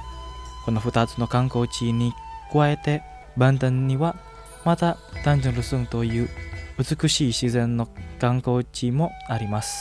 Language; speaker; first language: Japanese; non-native, fluent; Indonesian